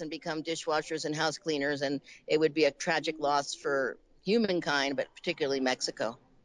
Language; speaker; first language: English; native; English